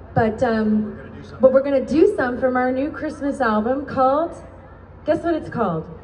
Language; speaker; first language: English; native; English